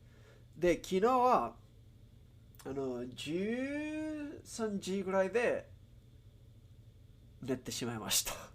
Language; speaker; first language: Japanese; non-native, learner; English